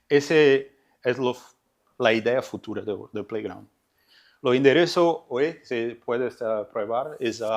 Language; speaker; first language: Spanish; non-native, learner; Portuguese